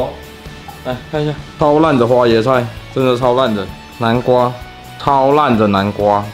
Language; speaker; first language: Chinese; native; Chinese